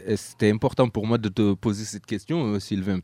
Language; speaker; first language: French; native; French